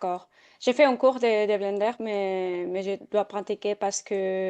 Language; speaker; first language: French; non-native, fluent; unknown